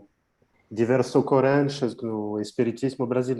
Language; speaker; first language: Portuguese; non-native, fluent; French